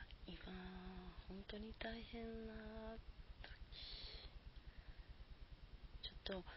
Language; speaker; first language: Japanese; non-native, learner; Spanish